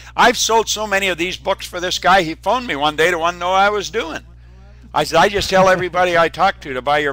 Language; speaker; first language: English; native; English